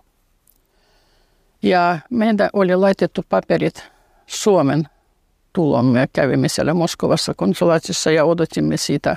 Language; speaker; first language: Finnish; non-native, fluent; Russian